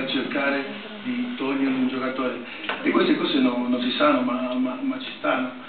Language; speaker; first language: Italian; non-native, fluent; Spanish